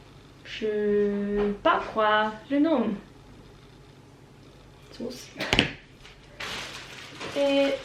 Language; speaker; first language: French; non-native, learner; Norwegian